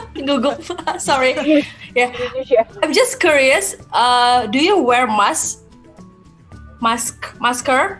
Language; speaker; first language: English; non-native, learner; Indonesian